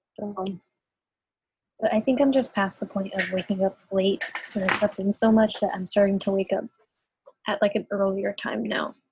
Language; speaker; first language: English; native; English